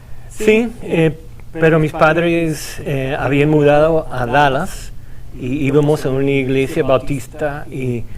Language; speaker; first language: Spanish; non-native, fluent; English